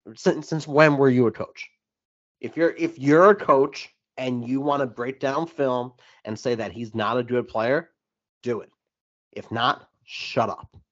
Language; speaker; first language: English; native; English